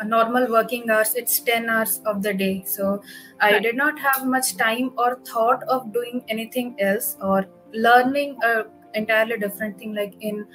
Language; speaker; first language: English; non-native, local second language; Odia